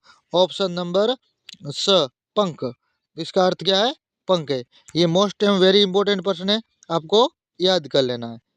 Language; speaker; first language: Hindi; native; Hindi